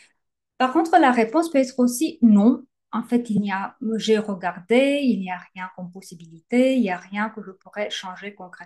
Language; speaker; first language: French; native; French